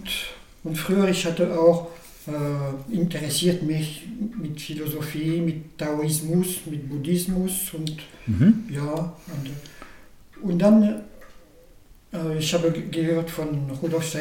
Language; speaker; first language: German; non-native, learner; French